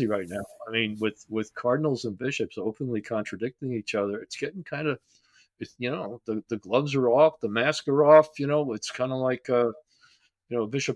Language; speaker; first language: English; native; English